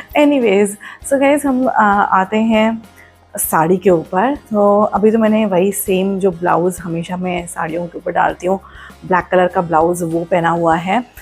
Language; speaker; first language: Hindi; non-native, local second language; Marathi